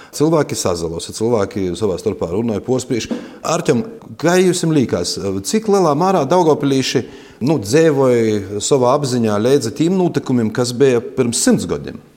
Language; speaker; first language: Latvian; native; Latvian